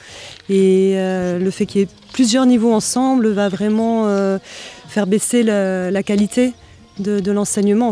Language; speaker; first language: French; native; French